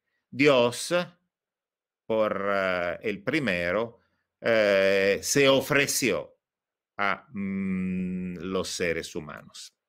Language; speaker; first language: Spanish; non-native, fluent; Italian